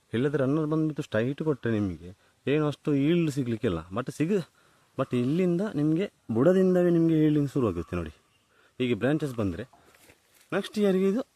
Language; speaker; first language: Kannada; non-native, local second language; Tulu